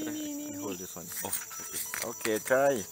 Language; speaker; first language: English; non-native, learner; Malay